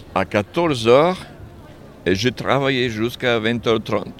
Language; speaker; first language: French; non-native, learner; Serbian